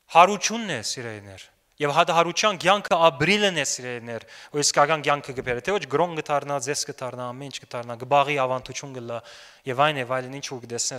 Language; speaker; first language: Armenian; early bilingual, heritage; Armenian